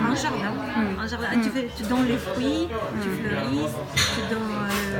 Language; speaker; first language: French; non-native, fluent; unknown